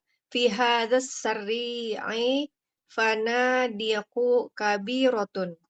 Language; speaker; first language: Arabic; non-native, learner; Indonesian